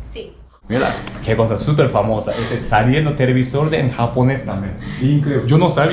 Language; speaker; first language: Spanish; non-native, learner; Japanese